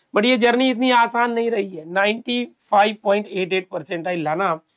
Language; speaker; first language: Hindi; non-native, local second language; Marathi